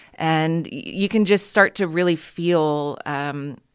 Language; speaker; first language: English; native; English